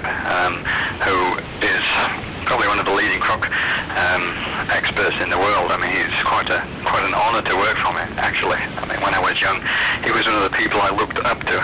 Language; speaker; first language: English; native; English